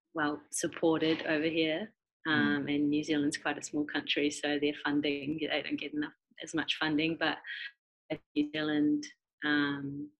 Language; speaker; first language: English; native; English